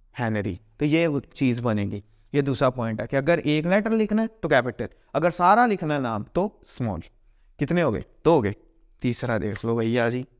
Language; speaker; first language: Hindi; native; Hindi